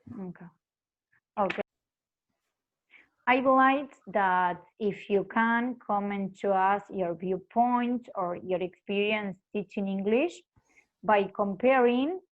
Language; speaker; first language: English; non-native, fluent; Spanish